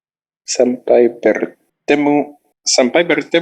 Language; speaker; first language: Indonesian; non-native, learner; English